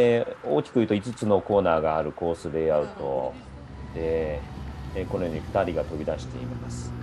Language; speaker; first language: Japanese; native; Japanese